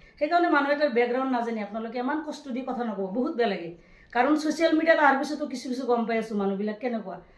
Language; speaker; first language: Assamese; non-native, local second language; Bangla